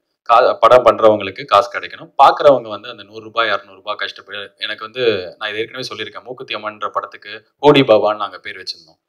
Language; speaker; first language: Tamil; native; Tamil